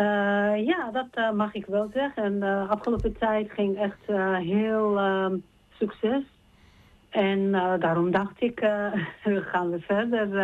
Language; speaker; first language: Dutch; non-native, learner; Georgian